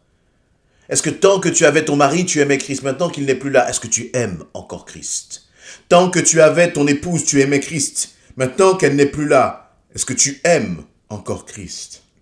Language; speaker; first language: French; native; French